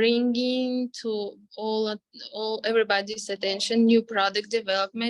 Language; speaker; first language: English; non-native, fluent; Armenian